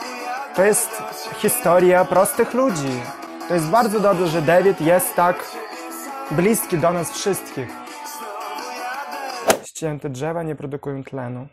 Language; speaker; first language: Polish; non-native, learner; Ukrainian